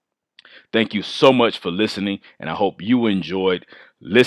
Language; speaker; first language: English; native; English